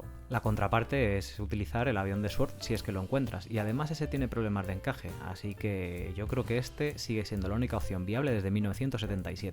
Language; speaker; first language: Spanish; native; Spanish